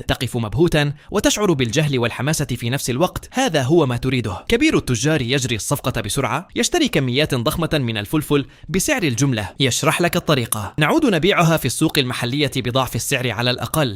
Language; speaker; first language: Arabic; native; Arabic